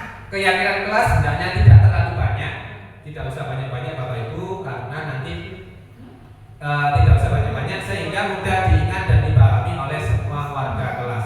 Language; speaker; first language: Indonesian; native; Indonesian